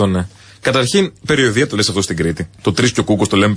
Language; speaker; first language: Greek; native; Greek